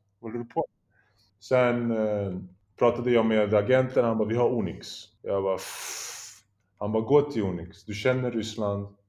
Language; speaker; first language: Swedish; early bilingual, other home language; Polish